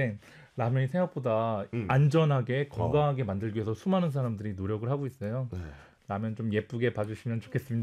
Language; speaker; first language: Korean; native; Korean